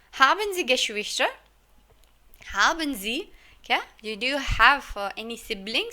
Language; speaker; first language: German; non-native, fluent; Hindi